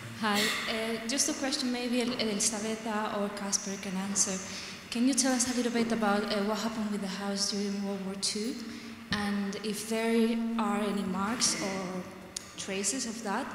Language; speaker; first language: English; non-native, learner; French